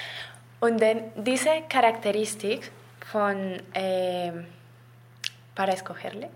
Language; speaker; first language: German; non-native, learner; Spanish